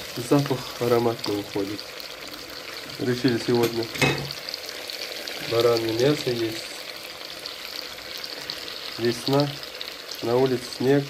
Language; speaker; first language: Russian; non-native, learner; Uzbek